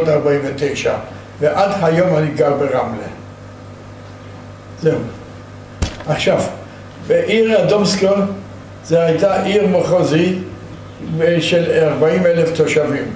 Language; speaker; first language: Hebrew; non-native, fluent; Yiddish